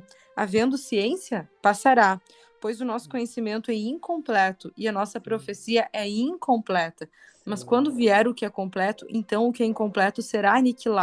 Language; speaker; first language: Portuguese; native; Portuguese